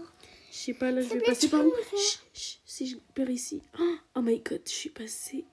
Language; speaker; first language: French; native; French